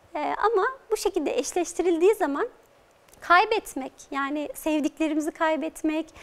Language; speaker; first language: Turkish; native; Turkish